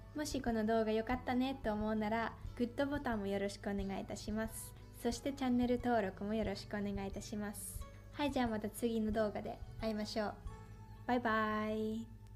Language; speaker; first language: Japanese; non-native, fluent; Finnish